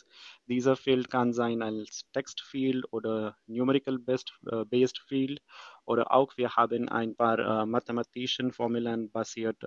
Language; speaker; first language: German; non-native, fluent; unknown